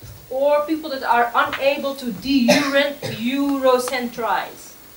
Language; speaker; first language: English; non-native, fluent; Dutch